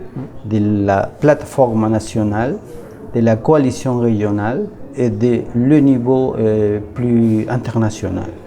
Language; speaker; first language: French; non-native, learner; Spanish